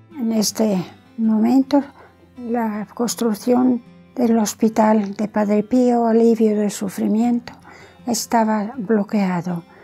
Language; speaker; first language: Spanish; non-native, fluent; Italian